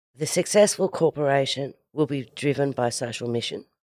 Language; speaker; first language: English; native; English